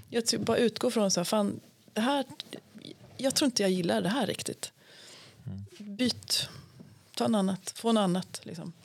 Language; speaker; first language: Swedish; native; Swedish